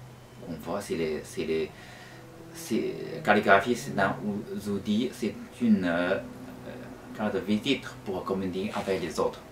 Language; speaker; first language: French; non-native, fluent; Chinese